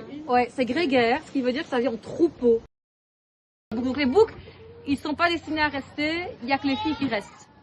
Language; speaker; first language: French; native; French